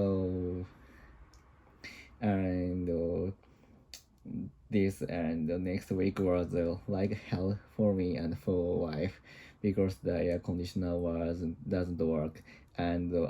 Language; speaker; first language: English; non-native, learner; Japanese